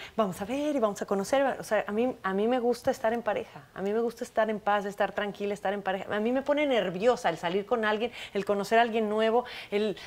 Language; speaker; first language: Spanish; native; Spanish